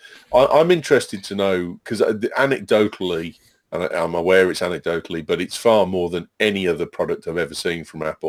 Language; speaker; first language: English; native; English